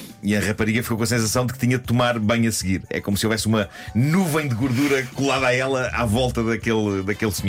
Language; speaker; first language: Portuguese; native; Portuguese